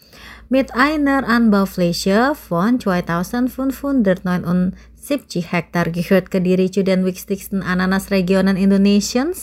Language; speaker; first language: German; non-native, fluent; Indonesian